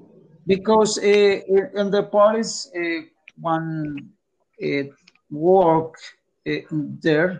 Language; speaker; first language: English; non-native, learner; Spanish